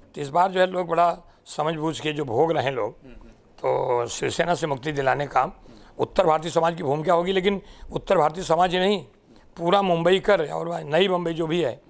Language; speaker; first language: Hindi; non-native, local second language; Marathi